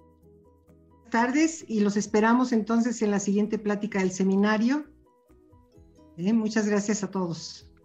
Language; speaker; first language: Spanish; native; Spanish